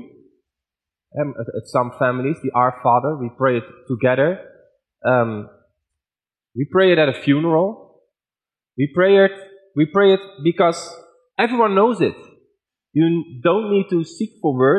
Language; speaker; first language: English; non-native, fluent; Dutch